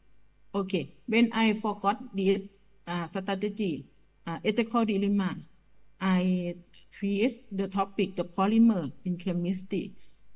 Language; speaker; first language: English; non-native, learner; Thai